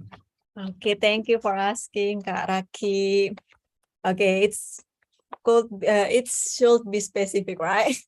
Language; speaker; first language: English; non-native, fluent; Indonesian